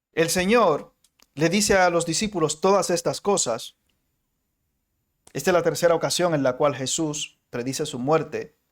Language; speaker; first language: Spanish; native; Spanish